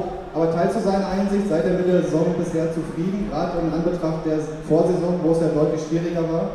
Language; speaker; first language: German; native; German